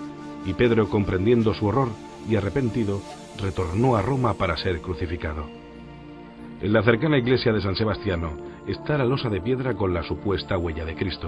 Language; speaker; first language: Spanish; native; Spanish